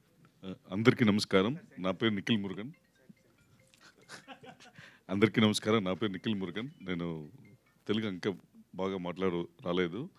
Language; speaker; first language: Telugu; non-native, learner; Tamil